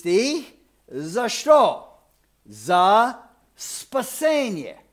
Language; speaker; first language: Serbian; non-native, fluent; English